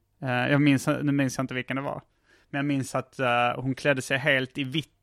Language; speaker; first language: Swedish; native; Swedish